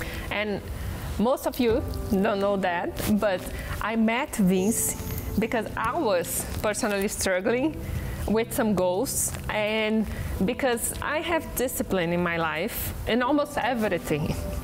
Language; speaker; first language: English; non-native, fluent; Portuguese